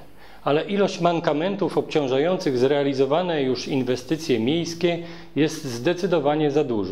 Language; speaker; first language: Polish; native; Polish